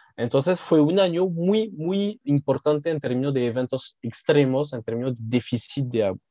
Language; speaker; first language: Spanish; non-native, fluent; French